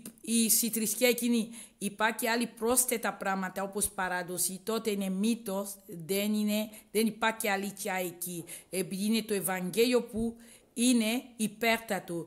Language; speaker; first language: Greek; non-native, learner; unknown